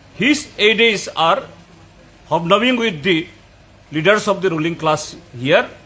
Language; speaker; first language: English; non-native, local second language; Bangla